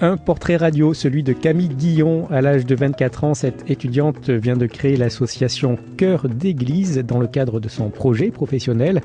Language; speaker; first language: French; native; French